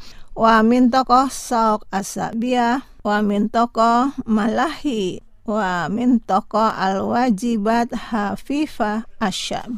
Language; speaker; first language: Arabic; non-native, fluent; Indonesian